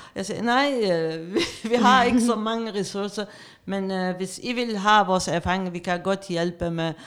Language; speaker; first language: Danish; non-native, fluent; Arabic